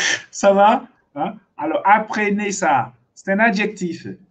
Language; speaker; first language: French; non-native, fluent; Portuguese